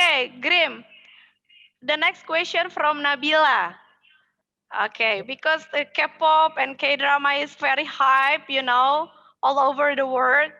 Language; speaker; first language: English; non-native, fluent; Indonesian